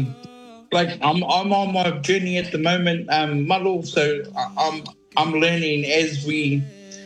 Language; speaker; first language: English; native; English